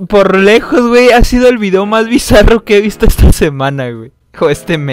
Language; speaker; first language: Spanish; native; Spanish